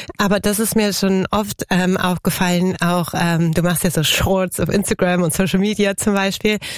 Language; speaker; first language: German; native; German